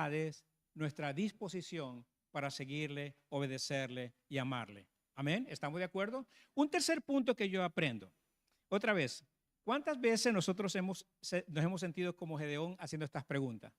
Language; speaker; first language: Spanish; native; Spanish